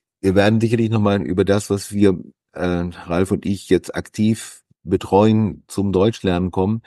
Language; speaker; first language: German; native; German